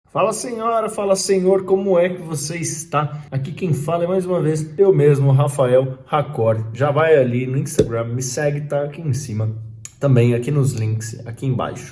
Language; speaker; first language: Portuguese; native; Portuguese